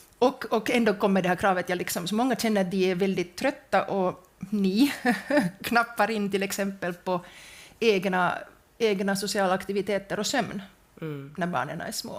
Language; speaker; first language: Swedish; native; Swedish